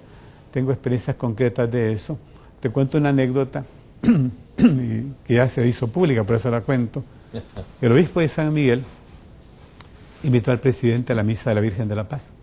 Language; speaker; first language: Spanish; native; Spanish